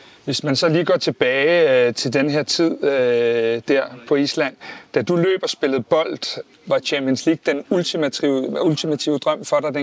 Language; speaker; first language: Danish; native; Danish